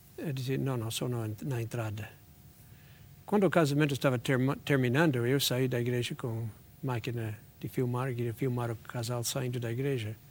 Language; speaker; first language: Portuguese; non-native, fluent; English